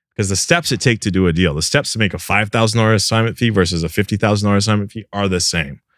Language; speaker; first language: English; native; English